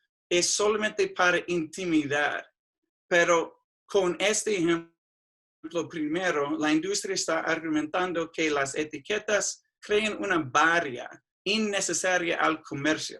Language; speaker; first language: Spanish; non-native, fluent; English